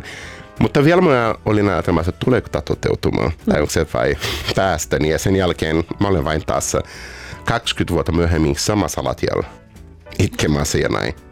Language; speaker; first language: Finnish; non-native, fluent; Portuguese